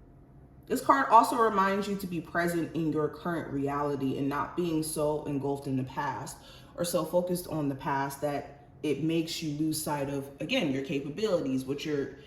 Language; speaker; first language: English; native; English